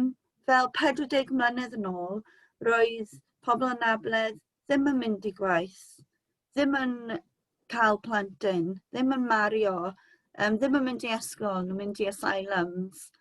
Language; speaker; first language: Welsh; non-native, local second language; English